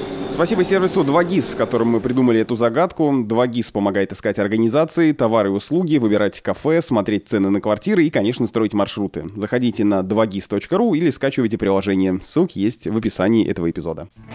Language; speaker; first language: Russian; native; Russian